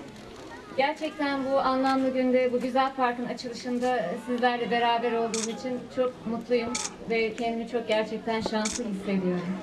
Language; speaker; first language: Turkish; native; Turkish